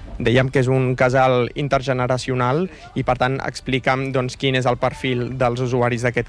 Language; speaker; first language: Catalan; native; Catalan